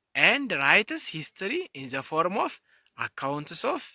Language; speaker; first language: English; non-native, local second language; Amharic